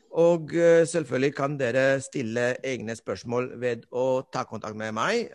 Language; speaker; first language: Norwegian; non-native, fluent; Spanish